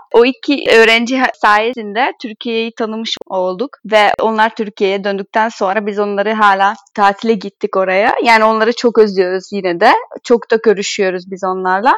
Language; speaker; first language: Turkish; non-native, fluent; Hungarian